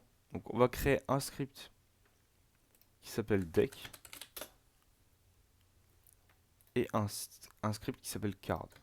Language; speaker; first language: French; native; French